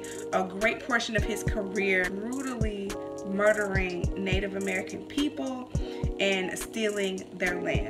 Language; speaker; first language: English; native; English